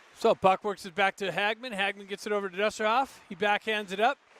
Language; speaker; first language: English; native; English